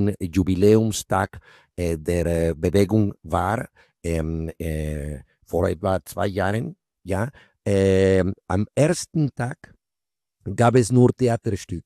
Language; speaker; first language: German; non-native, fluent; Spanish